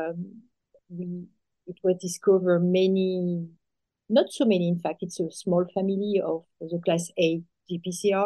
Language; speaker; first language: English; non-native, fluent; French